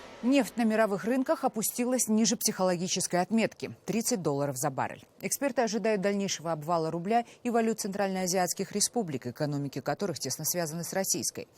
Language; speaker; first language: Russian; native; Russian